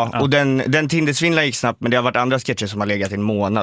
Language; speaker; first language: Swedish; native; Swedish